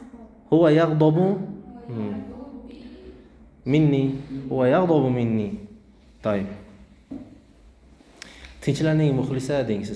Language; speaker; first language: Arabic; non-native, fluent; Uzbek